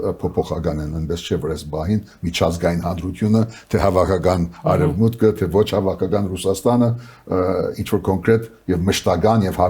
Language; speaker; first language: Armenian; early bilingual, heritage; Armenian